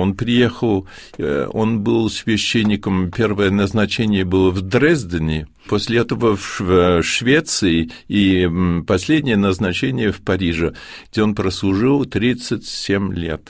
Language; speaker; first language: Russian; early bilingual, heritage; Russian